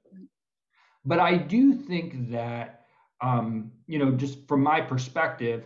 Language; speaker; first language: English; native; English